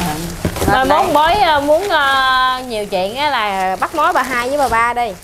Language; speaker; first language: Vietnamese; native; Vietnamese